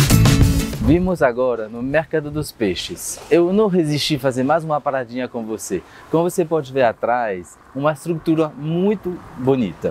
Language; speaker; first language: Portuguese; non-native, fluent; French